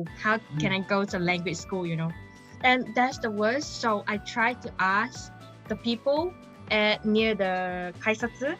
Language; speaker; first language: English; non-native, local second language; Chinese